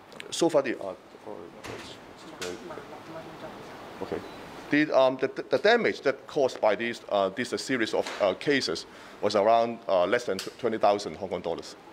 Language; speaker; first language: English; non-native, local second language; Cantonese